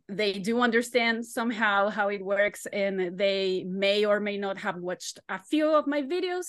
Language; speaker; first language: English; non-native, fluent; Spanish